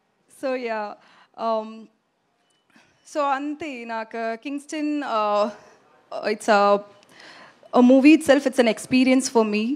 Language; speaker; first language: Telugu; non-native, learner; Tamil